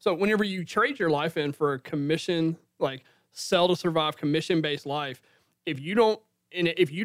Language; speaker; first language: English; native; English